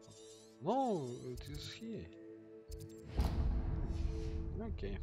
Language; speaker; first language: English; non-native, learner; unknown